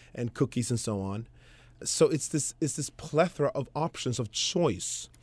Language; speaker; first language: English; early bilingual, other home language; Swedish